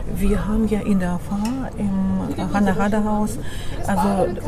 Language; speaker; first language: German; non-native, fluent; Russian